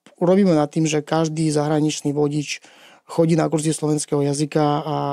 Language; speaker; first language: Slovak; non-native, fluent; Ukrainian